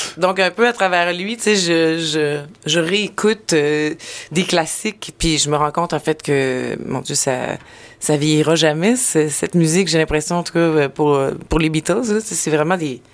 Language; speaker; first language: French; native; French